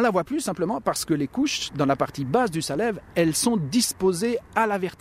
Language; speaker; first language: French; native; French